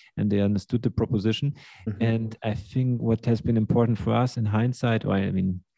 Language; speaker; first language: English; early bilingual, other home language; Russian